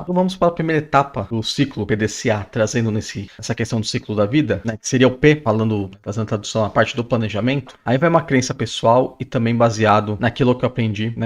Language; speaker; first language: Portuguese; native; Portuguese